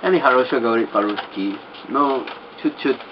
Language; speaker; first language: Russian; non-native, learner; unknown